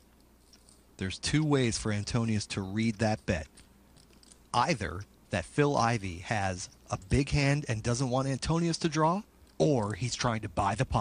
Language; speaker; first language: English; native; English